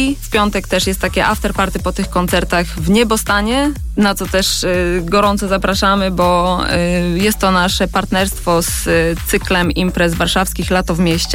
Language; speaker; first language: Polish; native; Polish